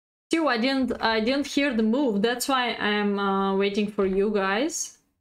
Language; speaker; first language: English; non-native, fluent; Bulgarian